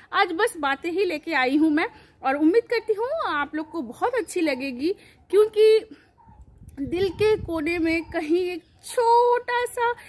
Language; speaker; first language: Hindi; native; Hindi